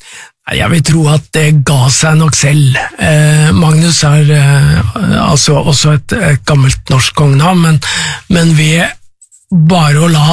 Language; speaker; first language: Norwegian; native; Norwegian